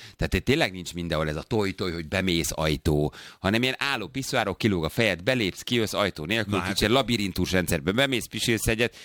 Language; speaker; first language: Hungarian; native; Hungarian